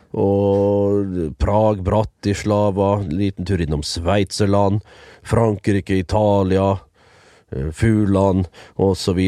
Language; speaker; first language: Norwegian; early bilingual, other home language; Dutch